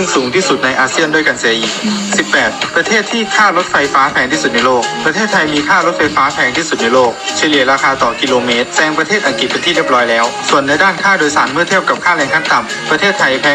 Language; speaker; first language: Thai; native; Thai